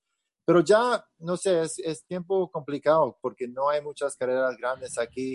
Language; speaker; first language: Spanish; early bilingual, heritage; Spanish